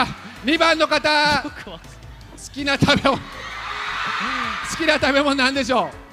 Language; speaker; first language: Japanese; native; Japanese